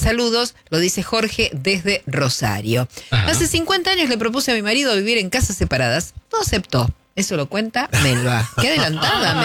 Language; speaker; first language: Spanish; native; Spanish